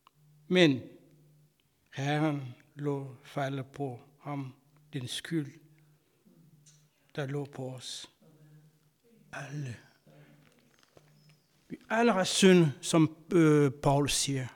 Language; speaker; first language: Danish; non-native, fluent; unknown